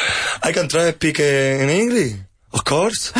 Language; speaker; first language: English; non-native, learner; Spanish